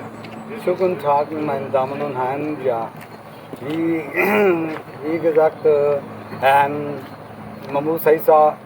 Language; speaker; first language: German; non-native, learner; Urdu